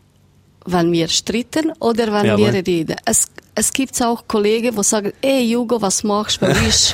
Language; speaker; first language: German; non-native, learner; Serbian